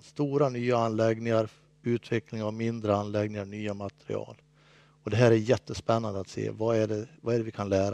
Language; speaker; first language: Swedish; native; Swedish